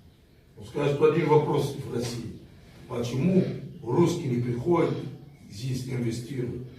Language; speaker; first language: Russian; non-native, fluent; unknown